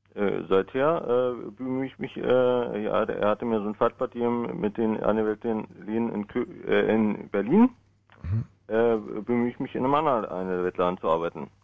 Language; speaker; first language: German; native; German